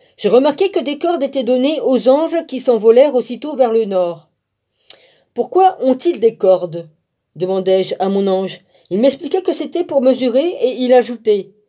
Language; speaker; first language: French; native; French